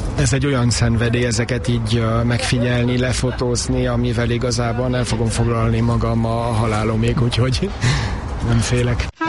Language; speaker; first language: Hungarian; early bilingual, heritage; Hungarian